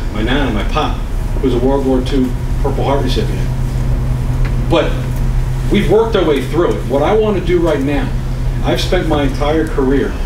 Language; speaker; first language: English; native; English